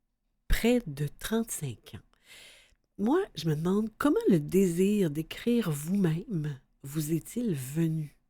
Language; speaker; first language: French; native; French